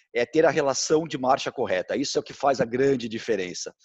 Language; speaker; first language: Portuguese; native; Portuguese